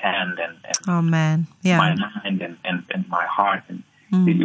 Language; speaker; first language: English; non-native, local second language; Nyanja